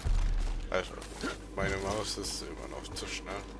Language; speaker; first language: German; non-native, learner; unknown